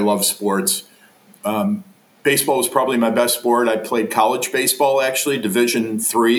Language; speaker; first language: English; native; English